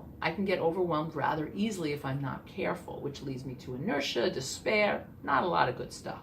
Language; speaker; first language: English; native; English